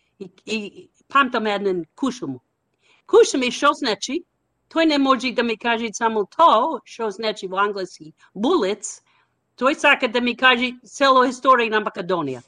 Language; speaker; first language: Macedonian; non-native, learner; English